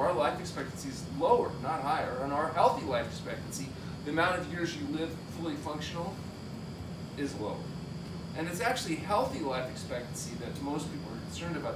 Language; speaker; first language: English; native; English